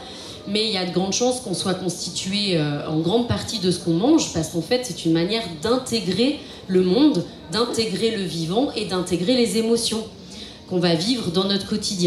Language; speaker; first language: French; native; French